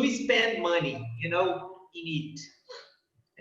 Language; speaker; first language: English; non-native, fluent; Portuguese